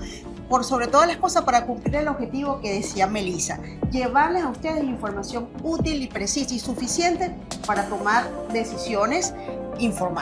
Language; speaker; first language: Spanish; native; Spanish